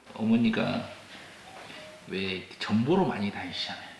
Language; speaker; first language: Korean; native; Korean